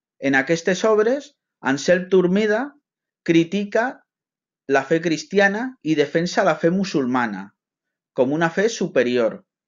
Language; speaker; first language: Catalan; non-native, local second language; Spanish